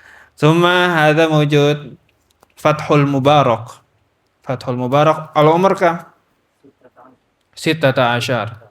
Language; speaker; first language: Arabic; non-native, learner; Indonesian